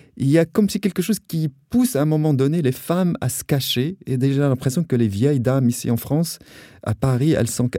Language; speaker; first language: French; non-native, local second language; Arabic